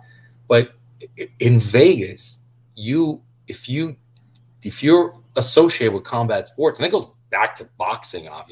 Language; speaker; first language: English; non-native, fluent; Portuguese